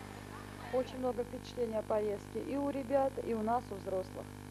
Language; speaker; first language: Russian; native; Russian